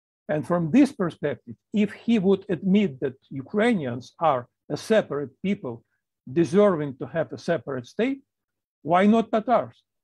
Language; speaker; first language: English; non-native, fluent; Ukrainian